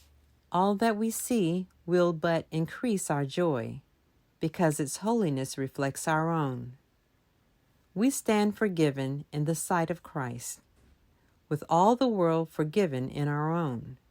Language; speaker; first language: English; native; English